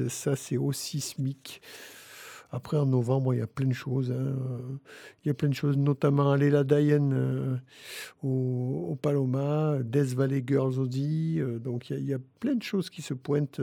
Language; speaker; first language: French; native; French